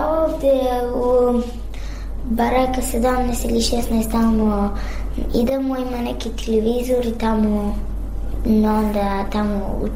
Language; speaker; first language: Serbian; non-native, learner; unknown